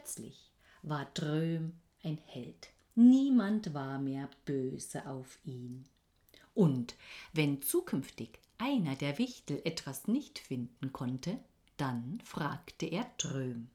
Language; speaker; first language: German; native; German